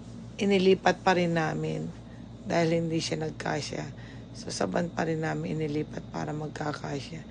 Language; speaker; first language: Filipino; native; Filipino